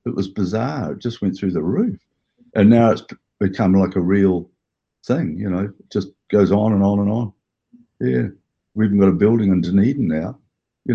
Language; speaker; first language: English; native; English